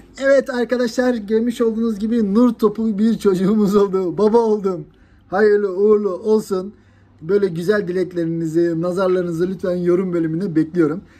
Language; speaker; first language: Turkish; native; Turkish